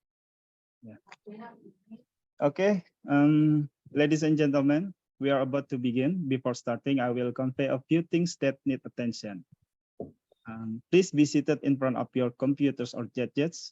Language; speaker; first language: English; non-native, fluent; Indonesian